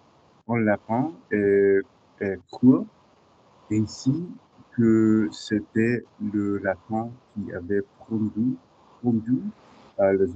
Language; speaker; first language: French; non-native, learner; English